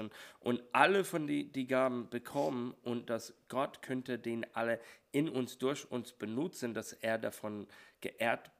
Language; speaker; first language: German; non-native, learner; English